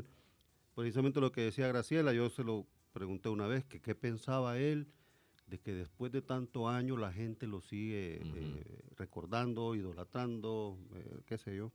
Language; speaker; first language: Spanish; native; Spanish